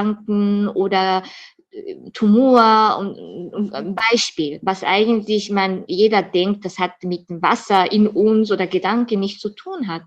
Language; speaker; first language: German; non-native, fluent; Japanese